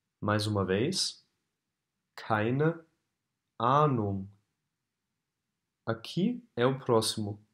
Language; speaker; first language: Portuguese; non-native, fluent; German